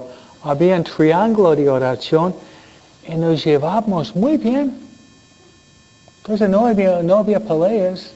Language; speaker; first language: Spanish; non-native, fluent; English